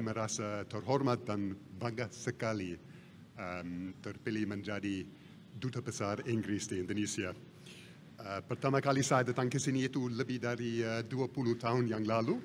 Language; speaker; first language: Indonesian; non-native, fluent; English